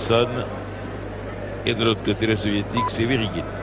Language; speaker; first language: French; native; French